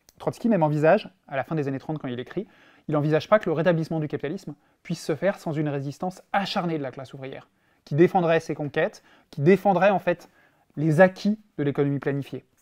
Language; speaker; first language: French; native; French